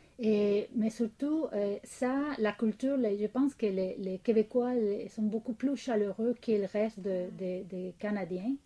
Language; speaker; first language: French; non-native, fluent; Spanish